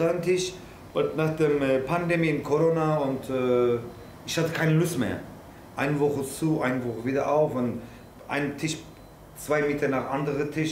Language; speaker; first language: German; non-native, learner; Turkish